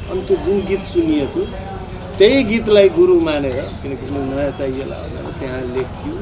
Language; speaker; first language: Nepali; non-native, local second language; Maithili